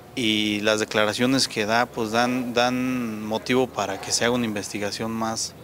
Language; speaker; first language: Spanish; native; Spanish